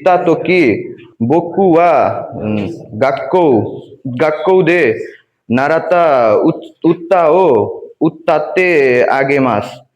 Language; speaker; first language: Japanese; non-native, learner; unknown